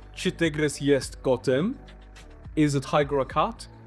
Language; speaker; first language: Polish; non-native, learner; Bangla